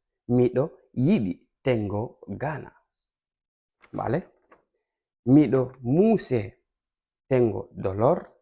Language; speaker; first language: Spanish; non-native, fluent; Fula